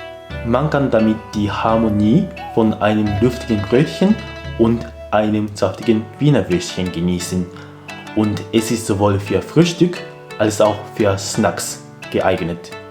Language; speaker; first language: German; non-native, fluent; Japanese